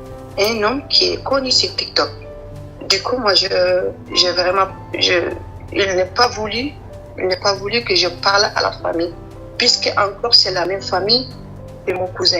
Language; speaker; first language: French; non-native, learner; Arabic